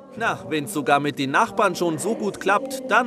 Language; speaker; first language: German; native; German